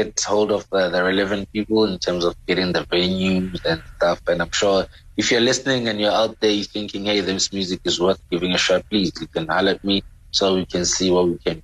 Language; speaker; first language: English; non-native, local second language; Southern Sotho